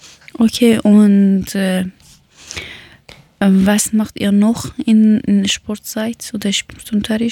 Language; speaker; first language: German; non-native, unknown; Persian